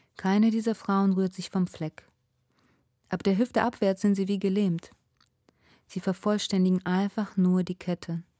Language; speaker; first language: German; early bilingual, other home language; Russian